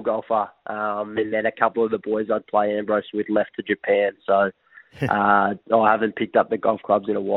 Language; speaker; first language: English; native; English